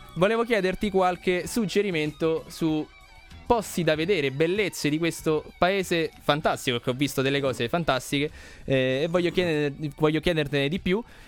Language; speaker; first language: Italian; native; Italian